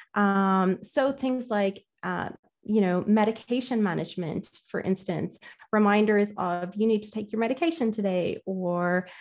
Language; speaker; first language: English; native; English